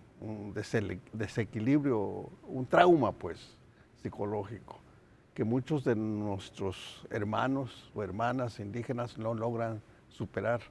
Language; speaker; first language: Spanish; non-native, local second language; Nahuatl languages